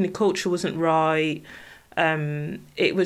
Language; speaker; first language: English; native; English